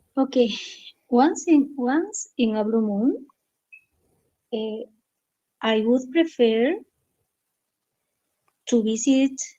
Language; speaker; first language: English; non-native, learner; Spanish